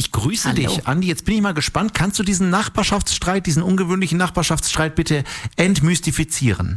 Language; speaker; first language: German; native; German